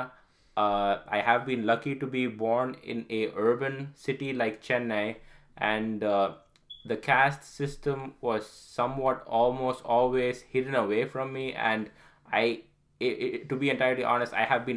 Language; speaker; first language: English; non-native, local second language; Tamil